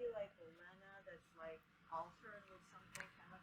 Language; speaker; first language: English; native; English